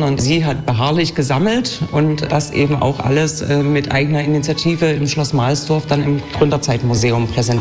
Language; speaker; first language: German; native; German